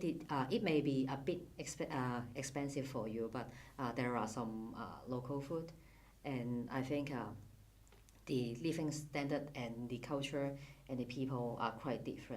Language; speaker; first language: English; non-native, fluent; Cantonese